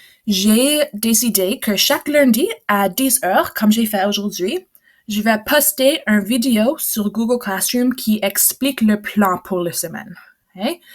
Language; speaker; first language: French; non-native, local second language; English